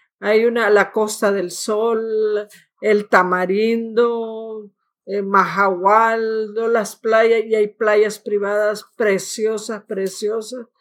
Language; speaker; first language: Spanish; native; Spanish